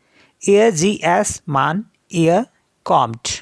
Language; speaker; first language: German; non-native, learner; Hindi